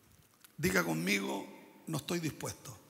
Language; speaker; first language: Spanish; native; Spanish